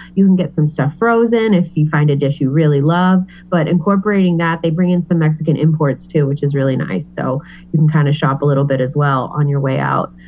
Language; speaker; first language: English; native; English